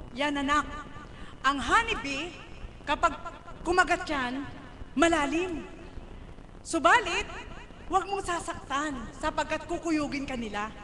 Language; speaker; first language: Filipino; non-native, local second language; Cebuano